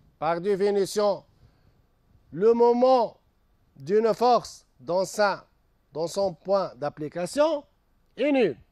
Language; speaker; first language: French; non-native, local second language; Arabic